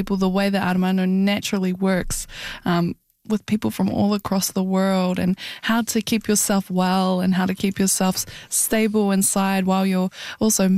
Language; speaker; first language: English; native; English